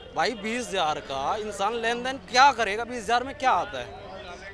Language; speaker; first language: Hindi; native; Hindi